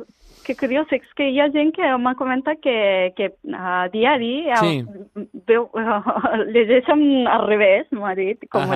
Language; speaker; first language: Catalan; non-native, learner; Japanese